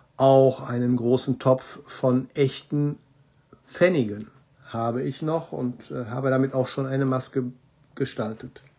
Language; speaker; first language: German; native; German